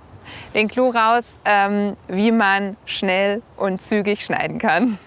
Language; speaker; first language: German; native; German